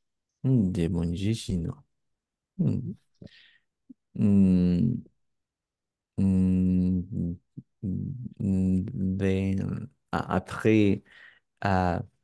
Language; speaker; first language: French; non-native, learner; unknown